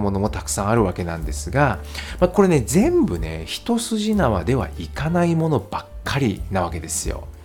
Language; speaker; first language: Japanese; native; Japanese